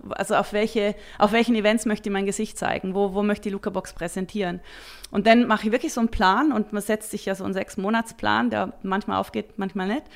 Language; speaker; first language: German; native; German